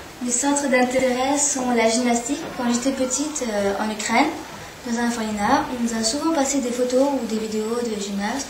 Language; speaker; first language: French; early bilingual, other home language; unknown